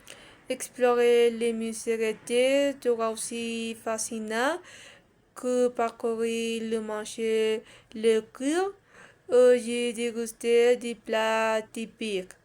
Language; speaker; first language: French; non-native, learner; Spanish